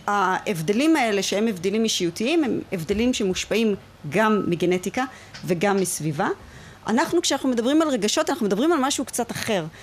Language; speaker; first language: Hebrew; native; Hebrew